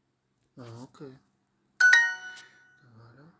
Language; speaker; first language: Greek; non-native, learner; Ukrainian